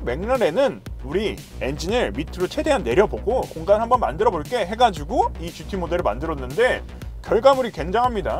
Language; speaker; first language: Korean; native; Korean